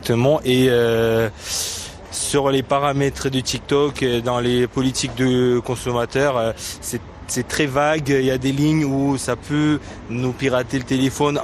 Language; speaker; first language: French; non-native, fluent; Tibetan